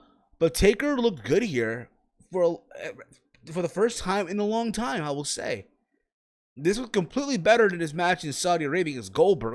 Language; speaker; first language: English; native; English